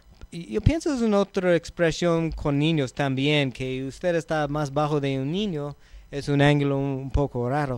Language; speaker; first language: Spanish; non-native, learner; English